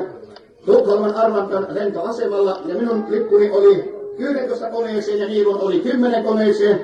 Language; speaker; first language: Finnish; native; Finnish